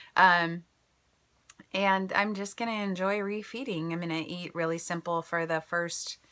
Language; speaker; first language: English; native; English